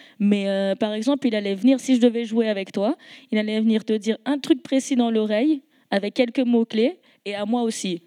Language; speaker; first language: French; native; French